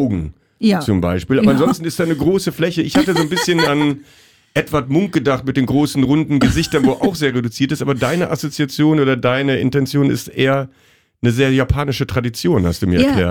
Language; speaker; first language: German; native; German